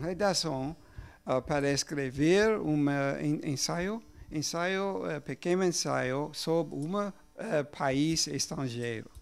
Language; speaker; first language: Portuguese; non-native, learner; English